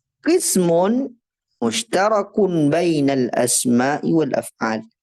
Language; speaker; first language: Arabic; non-native, fluent; Indonesian